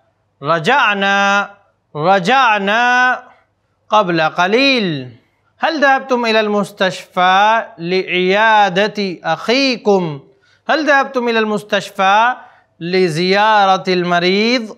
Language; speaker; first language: Arabic; non-native, fluent; Urdu